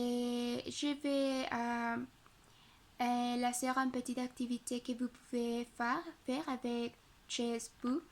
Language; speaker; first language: French; non-native, learner; Spanish